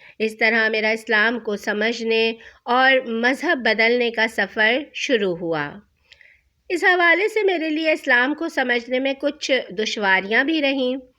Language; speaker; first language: Urdu; native; Urdu